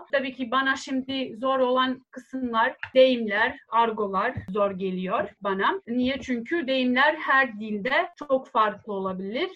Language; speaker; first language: Turkish; non-native, fluent; Serbian